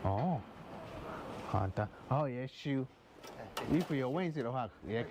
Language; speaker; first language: Chinese; non-native, fluent; English